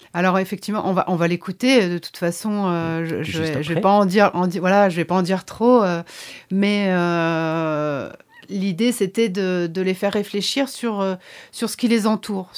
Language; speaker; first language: French; native; French